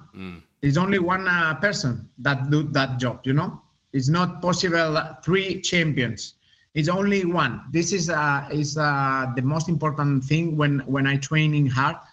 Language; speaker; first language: English; non-native, learner; Spanish